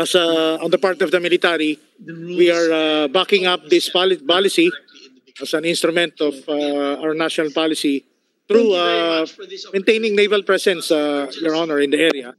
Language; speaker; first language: English; non-native, local second language; Filipino